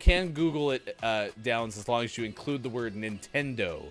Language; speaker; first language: English; native; English